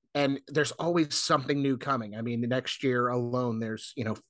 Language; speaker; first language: English; native; English